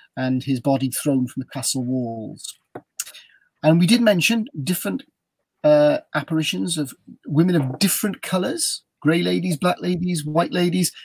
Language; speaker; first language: English; native; English